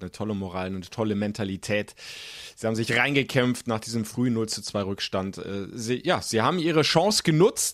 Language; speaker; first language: German; native; German